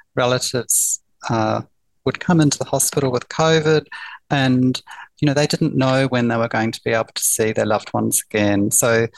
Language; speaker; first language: English; native; English